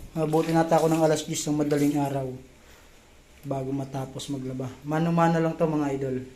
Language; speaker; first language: Filipino; non-native, local second language; Bikol